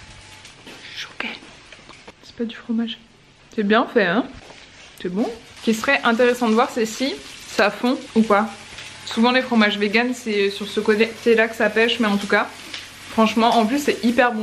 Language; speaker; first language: French; native; French